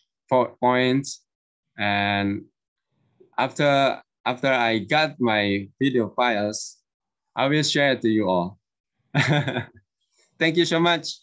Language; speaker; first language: English; non-native, learner; Indonesian